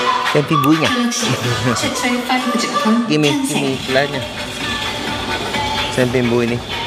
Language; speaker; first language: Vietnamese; non-native, learner; Korean